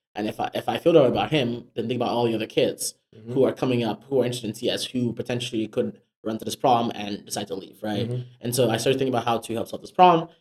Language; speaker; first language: English; non-native, local second language; Yoruba